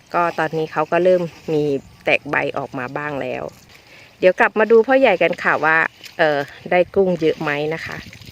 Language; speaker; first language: Thai; non-native, local second language; Northeastern Thai